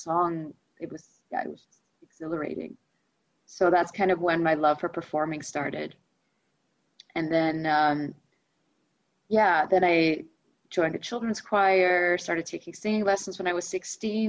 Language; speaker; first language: English; non-native, fluent; Russian